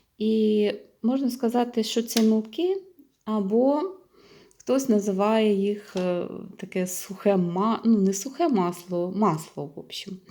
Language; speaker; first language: Ukrainian; non-native, local second language; Russian